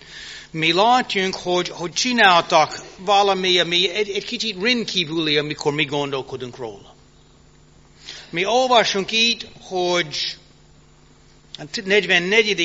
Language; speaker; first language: Hungarian; early bilingual, heritage; English